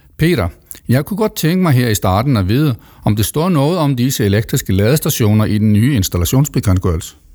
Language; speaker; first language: Danish; non-native, local second language; Faroese